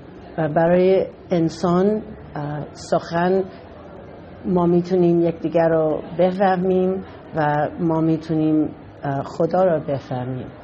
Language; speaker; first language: Persian; non-native, fluent; English